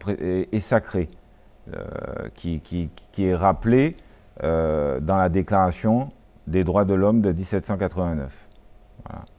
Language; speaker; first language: French; native; French